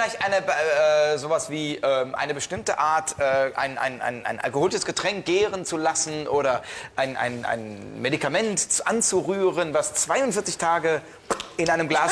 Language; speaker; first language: German; native; German